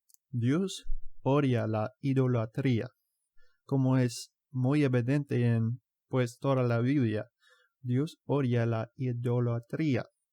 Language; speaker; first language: Spanish; non-native, fluent; English